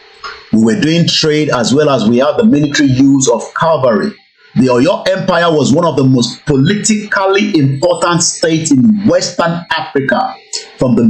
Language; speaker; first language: English; non-native, local second language; Yoruba